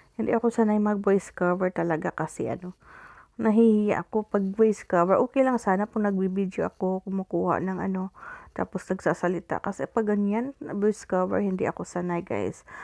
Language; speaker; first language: Filipino; non-native, local second language; Cebuano